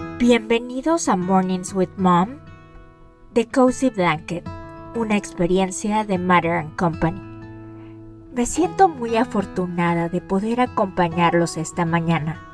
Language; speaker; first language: Spanish; native; Spanish